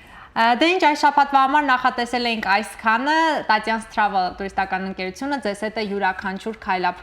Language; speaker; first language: Armenian; native; Armenian